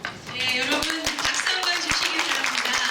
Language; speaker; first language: Korean; native; Korean